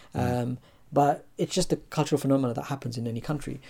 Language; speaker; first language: English; native; English